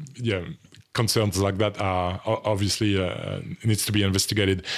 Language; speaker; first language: English; non-native, fluent; French